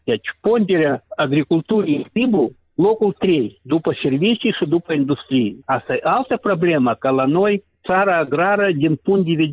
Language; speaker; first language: Romanian; non-native, local second language; Russian